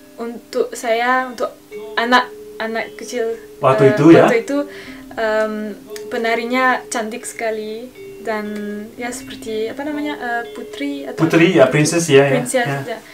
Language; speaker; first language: Indonesian; non-native, learner; French